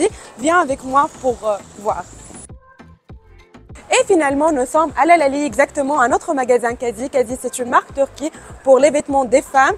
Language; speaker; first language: French; non-native, learner; Turkish